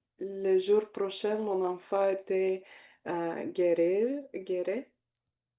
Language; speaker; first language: French; non-native, learner; Bulgarian